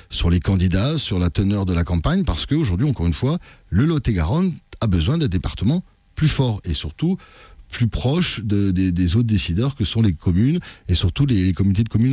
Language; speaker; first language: French; native; French